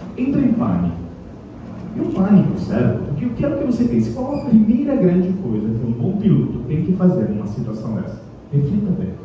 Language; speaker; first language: Portuguese; non-native, fluent; Italian